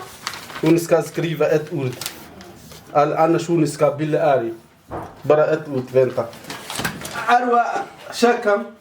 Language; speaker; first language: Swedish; non-native, learner; Somali